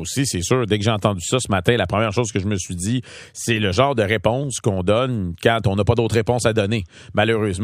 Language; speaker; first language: French; native; French